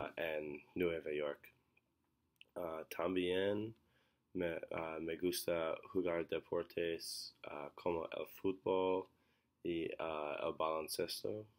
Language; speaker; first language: Spanish; non-native, learner; English